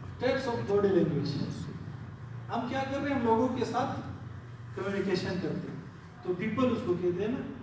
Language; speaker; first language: Urdu; non-native, local second language; Pashto